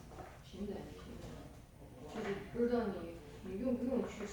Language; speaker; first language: Chinese; native; Chinese